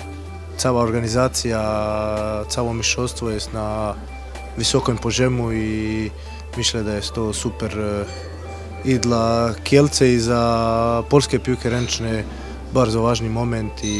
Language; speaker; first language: Polish; non-native, learner; Croatian